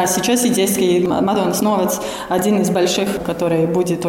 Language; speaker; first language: Russian; non-native, local second language; Latvian